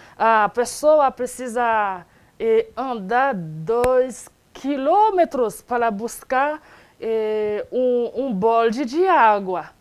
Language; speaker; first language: Portuguese; non-native, learner; Haitian Creole